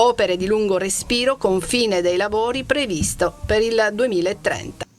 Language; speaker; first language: Italian; native; Italian